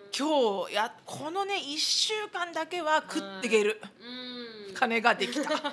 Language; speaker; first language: Japanese; native; Japanese